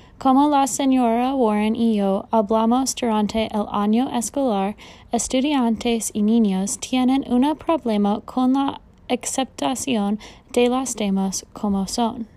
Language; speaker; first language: Spanish; non-native, learner; English